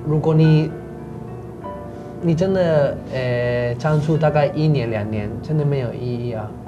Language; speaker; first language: Chinese; non-native, fluent; Spanish